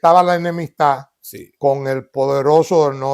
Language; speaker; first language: Spanish; native; Spanish